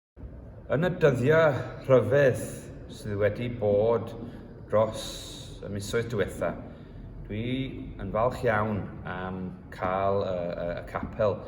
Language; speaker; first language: Welsh; early bilingual, heritage; Welsh